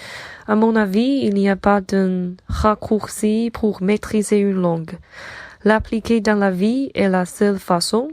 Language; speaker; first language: French; non-native, learner; Chinese